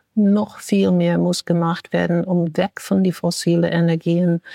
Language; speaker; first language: German; non-native, fluent; English